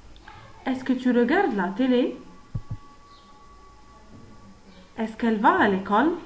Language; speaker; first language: French; non-native, fluent; Arabic